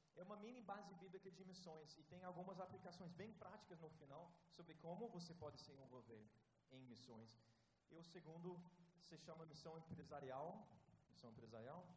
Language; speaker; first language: Portuguese; non-native, fluent; English